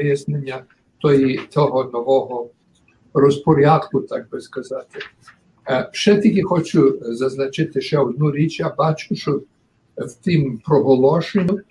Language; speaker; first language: Ukrainian; early bilingual, heritage; Ukrainian